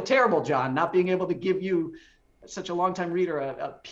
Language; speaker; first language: English; native; English